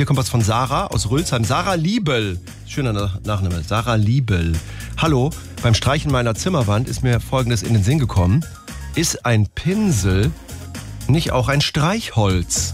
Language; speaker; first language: German; native; German